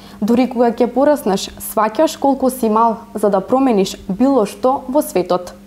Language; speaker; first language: Macedonian; native; Macedonian